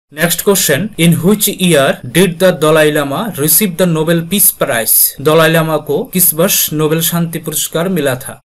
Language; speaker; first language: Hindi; non-native, local second language; Bangla